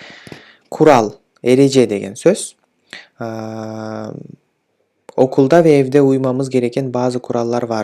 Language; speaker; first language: Turkish; non-native, fluent; Kyrgyz